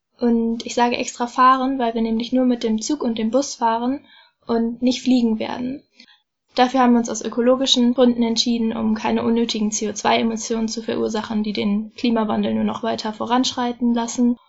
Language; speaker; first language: German; native; German